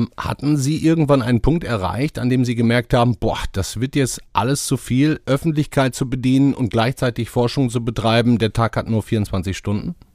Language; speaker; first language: German; native; German